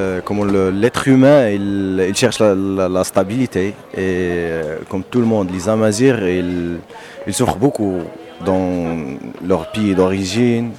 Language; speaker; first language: French; non-native, local second language; Berber languages